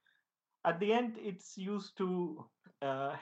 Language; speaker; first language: English; non-native, local second language; Malayalam